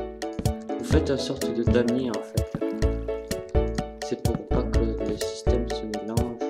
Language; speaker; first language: French; native; French